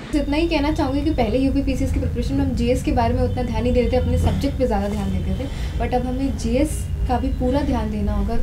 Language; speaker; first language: Hindi; native; Hindi